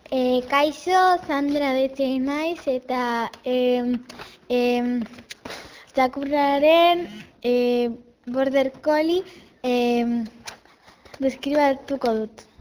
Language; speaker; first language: Basque; non-native, learner; Spanish